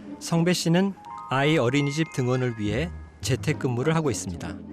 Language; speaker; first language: Korean; native; Korean